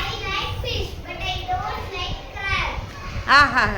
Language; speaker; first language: English; non-native, learner; Tamil